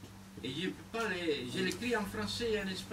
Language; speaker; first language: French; non-native, fluent; Spanish